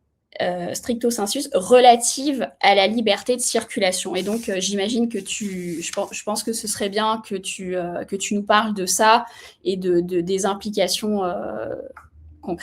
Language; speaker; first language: French; native; French